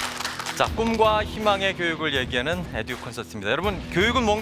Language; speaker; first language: Korean; native; Korean